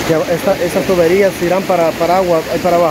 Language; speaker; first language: Spanish; native; Spanish